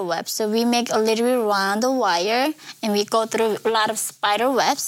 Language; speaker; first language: English; non-native, fluent; Korean